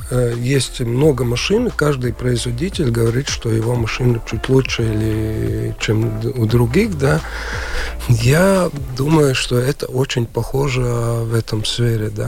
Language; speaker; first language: Russian; non-native, local second language; Latvian